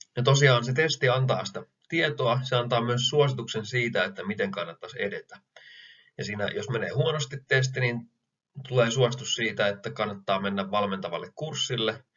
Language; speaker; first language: Finnish; native; Finnish